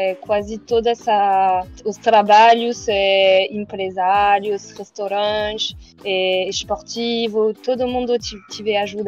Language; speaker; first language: Portuguese; non-native, learner; French